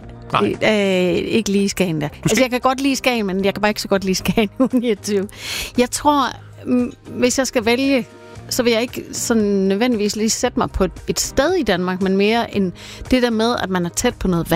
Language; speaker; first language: Danish; native; Danish